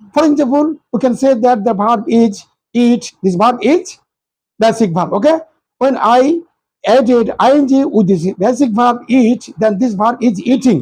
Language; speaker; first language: English; non-native, local second language; Bangla